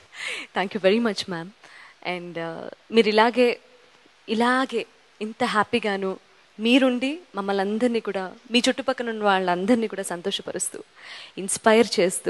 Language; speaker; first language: Telugu; native; Telugu